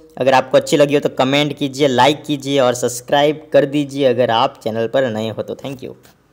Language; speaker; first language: Hindi; non-native, local second language; Gujarati